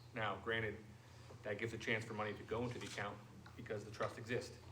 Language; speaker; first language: English; native; English